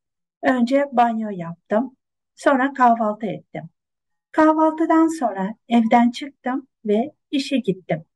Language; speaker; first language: Turkish; non-native, fluent; Kazakh